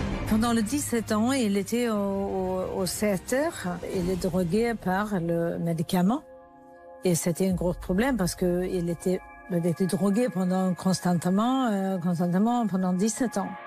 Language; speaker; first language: French; non-native, learner; Swedish